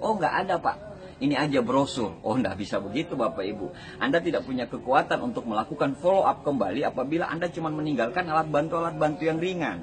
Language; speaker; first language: Indonesian; native; Indonesian